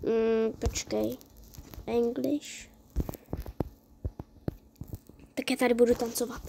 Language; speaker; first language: Czech; early bilingual, other home language; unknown